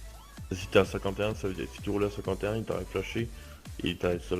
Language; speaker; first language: French; native; French